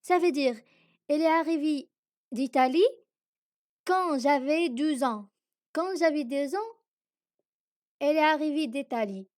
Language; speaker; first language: French; non-native, local second language; Arabic